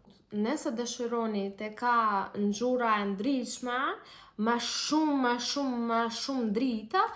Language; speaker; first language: Albanian; non-native, learner; Russian